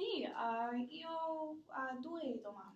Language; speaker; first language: Italian; non-native, learner; English